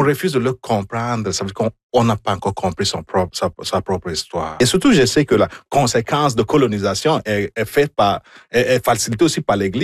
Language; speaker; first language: French; non-native, fluent; Igbo